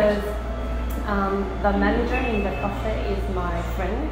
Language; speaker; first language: English; non-native, learner; Korean